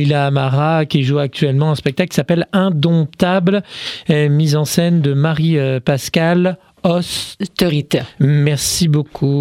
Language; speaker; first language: French; native; French